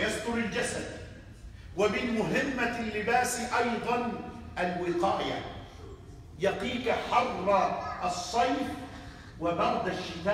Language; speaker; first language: Arabic; native; Arabic